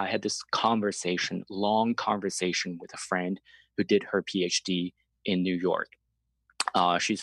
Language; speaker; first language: English; non-native, fluent; Chinese